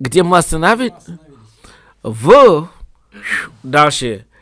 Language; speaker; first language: Russian; non-native, learner; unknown